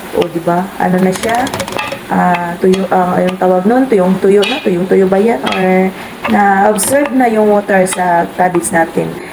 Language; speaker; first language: Filipino; non-native, local second language; Cebuano